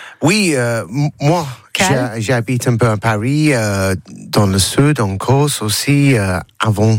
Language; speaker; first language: French; non-native, learner; English